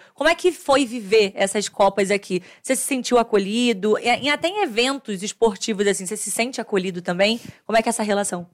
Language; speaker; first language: Portuguese; native; Portuguese